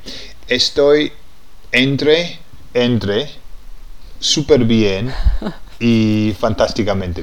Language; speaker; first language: Spanish; non-native, fluent; English